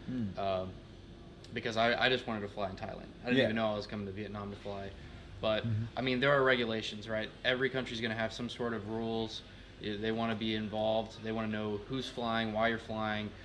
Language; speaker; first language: English; native; English